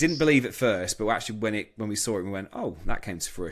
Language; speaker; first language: English; native; English